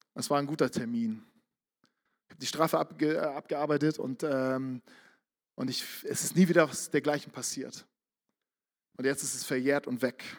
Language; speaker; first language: German; native; German